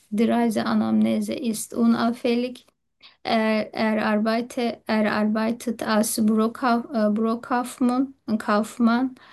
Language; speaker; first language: German; non-native, learner; Turkish